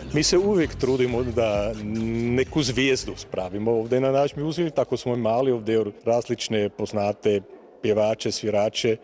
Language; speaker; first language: Croatian; native; Croatian